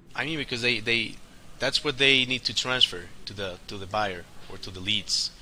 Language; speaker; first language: English; non-native, fluent; Spanish